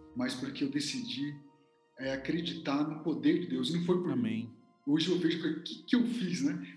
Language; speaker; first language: Portuguese; native; Portuguese